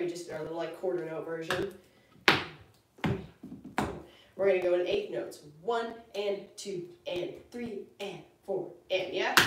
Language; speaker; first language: English; native; English